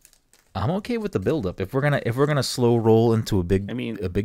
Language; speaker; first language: English; native; English